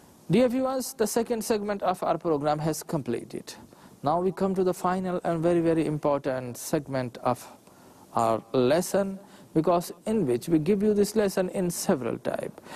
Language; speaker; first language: English; non-native, local second language; Urdu